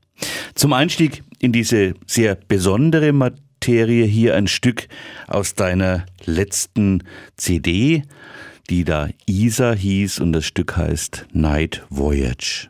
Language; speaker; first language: German; native; German